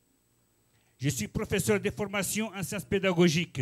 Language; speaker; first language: French; non-native, local second language; Ngazidja Comorian